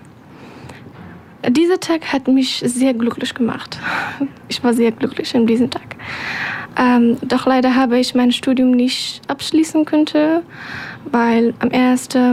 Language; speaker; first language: German; non-native, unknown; Persian